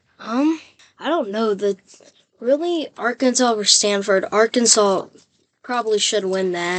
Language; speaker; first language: English; native; English